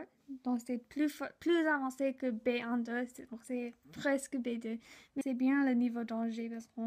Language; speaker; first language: French; non-native, learner; English